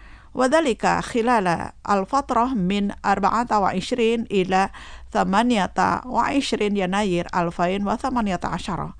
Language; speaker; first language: Arabic; non-native, fluent; Indonesian